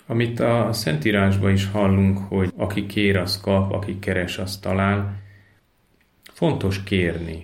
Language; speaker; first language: Hungarian; native; Hungarian